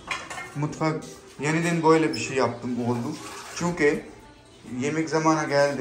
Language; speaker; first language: Turkish; non-native, learner; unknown